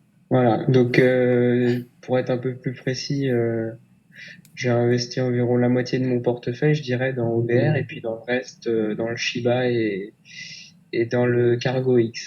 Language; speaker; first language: French; native; French